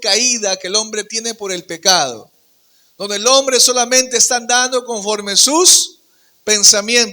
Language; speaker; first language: Spanish; native; Spanish